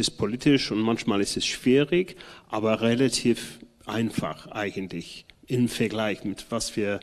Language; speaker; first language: German; non-native, fluent; English